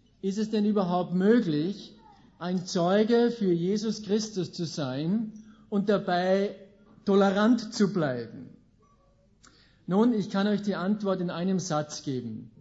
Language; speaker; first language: German; native; German